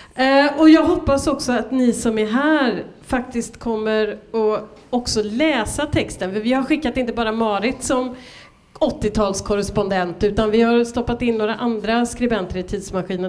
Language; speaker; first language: Swedish; native; Swedish